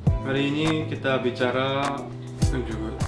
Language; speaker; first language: Indonesian; non-native, learner; Korean